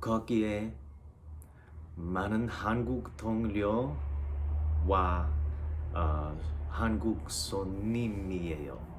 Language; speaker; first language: Korean; non-native, learner; English